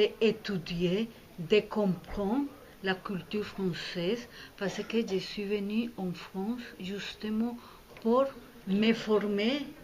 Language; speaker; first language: French; non-native, fluent; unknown